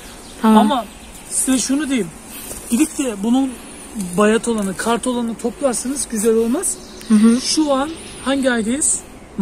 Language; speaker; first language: Turkish; native; Turkish